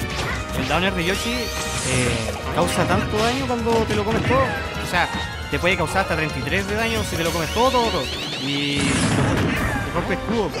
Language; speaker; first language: Spanish; native; Spanish